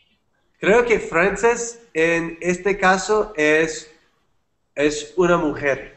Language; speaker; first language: Spanish; non-native, fluent; English